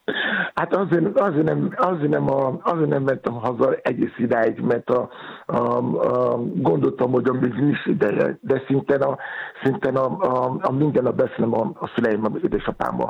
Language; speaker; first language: Hungarian; non-native, fluent; Yoruba